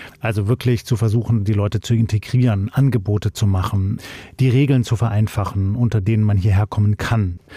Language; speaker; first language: German; native; German